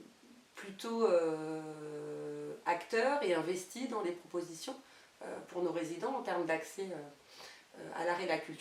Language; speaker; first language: French; native; French